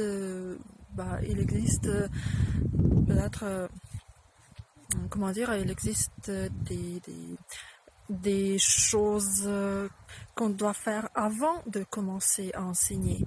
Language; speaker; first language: French; non-native, fluent; Russian